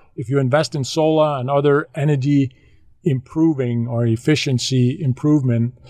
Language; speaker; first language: English; non-native, fluent; Danish